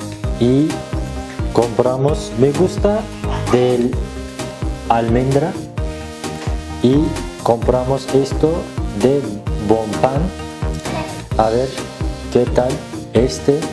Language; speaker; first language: Spanish; non-native, learner; Turkish